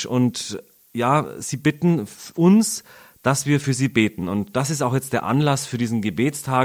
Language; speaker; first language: German; native; German